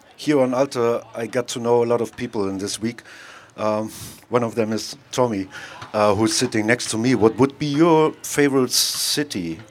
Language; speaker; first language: English; non-native, fluent; German